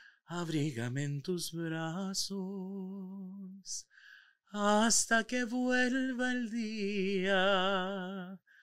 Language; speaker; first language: Spanish; early bilingual, heritage; Spanish